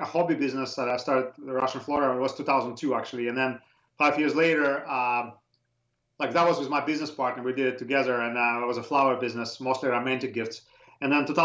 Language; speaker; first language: English; non-native, fluent; Russian